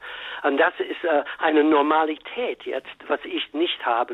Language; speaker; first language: German; non-native, fluent; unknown